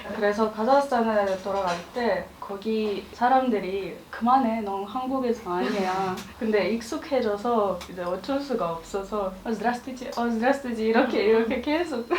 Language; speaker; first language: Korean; non-native, learner; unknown